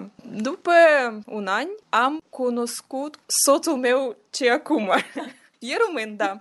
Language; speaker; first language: Romanian; non-native, learner; Ukrainian